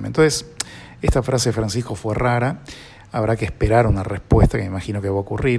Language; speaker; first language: Spanish; native; Spanish